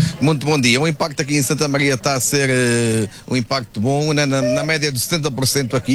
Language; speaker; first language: Portuguese; native; Portuguese